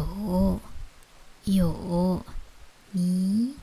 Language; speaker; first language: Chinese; non-native, fluent; Lao